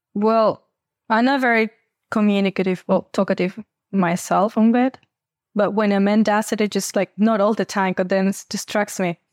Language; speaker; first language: English; non-native, fluent; Spanish